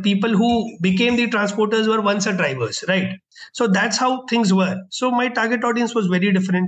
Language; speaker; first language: English; non-native, local second language; Hindi